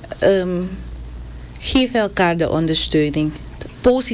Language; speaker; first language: Dutch; non-native, local second language; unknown